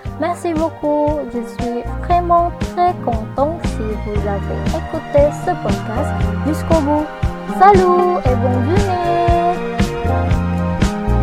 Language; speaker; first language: French; non-native, learner; Indonesian